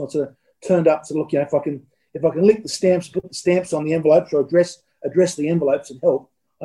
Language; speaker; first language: English; native; English